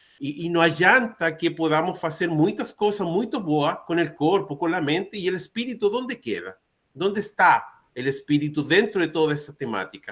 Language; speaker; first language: Portuguese; non-native, learner; Spanish